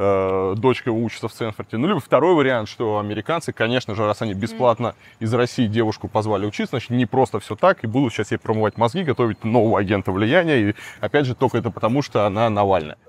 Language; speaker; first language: Russian; native; Russian